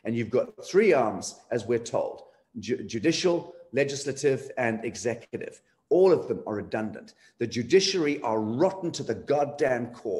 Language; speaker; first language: English; native; English